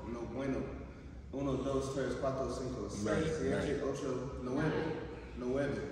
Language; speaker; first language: Spanish; non-native, learner; English